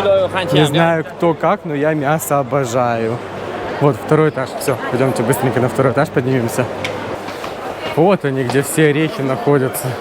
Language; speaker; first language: Russian; native; Russian